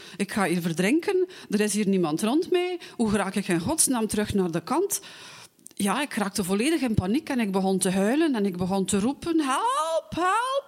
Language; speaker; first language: Dutch; native; Dutch